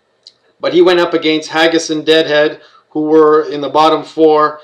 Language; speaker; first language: English; native; English